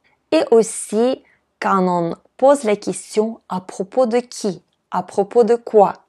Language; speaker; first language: French; non-native, fluent; Russian